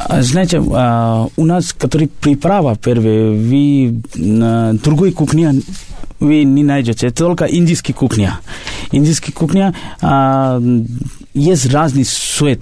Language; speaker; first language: Russian; non-native, learner; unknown